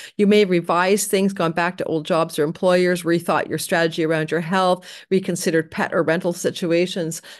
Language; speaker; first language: English; native; English